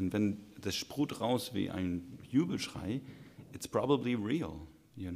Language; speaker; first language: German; non-native, fluent; English